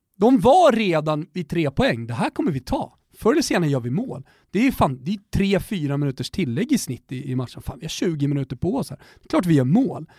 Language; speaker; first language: Swedish; native; Swedish